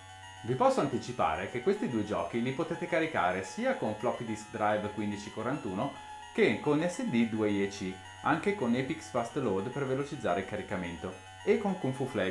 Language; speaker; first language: Italian; native; Italian